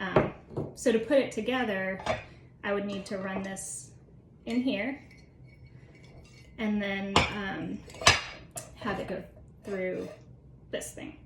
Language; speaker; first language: English; native; English